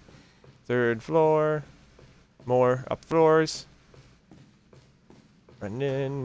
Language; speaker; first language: English; native; English